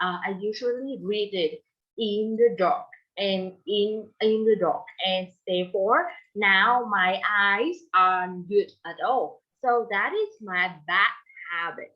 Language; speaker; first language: English; non-native, fluent; Vietnamese